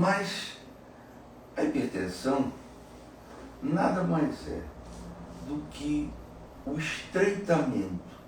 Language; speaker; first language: Portuguese; native; Portuguese